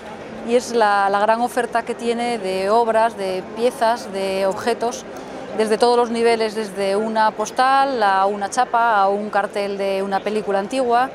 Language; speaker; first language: Spanish; native; Spanish